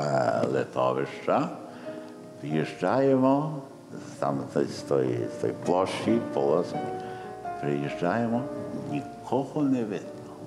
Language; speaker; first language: Ukrainian; early bilingual, heritage; Ukrainian